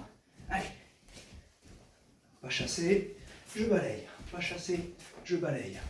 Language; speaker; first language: French; native; French